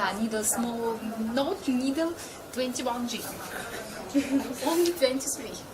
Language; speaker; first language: English; non-native, learner; Russian